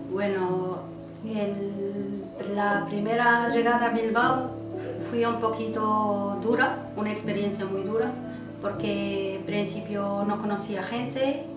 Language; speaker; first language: Spanish; non-native, local second language; Arabic